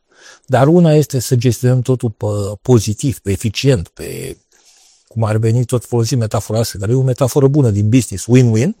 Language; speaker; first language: Romanian; native; Romanian